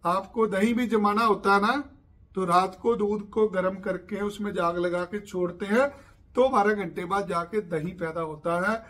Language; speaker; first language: Hindi; non-native, local second language; Punjabi